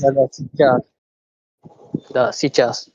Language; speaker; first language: Russian; non-native, learner; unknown